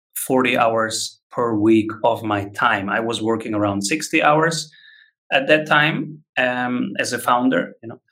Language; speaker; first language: English; non-native, fluent; Italian